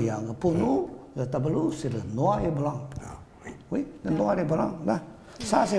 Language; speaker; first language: French; non-native, learner; Chinese